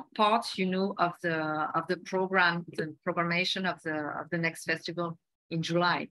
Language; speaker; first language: English; non-native, fluent; French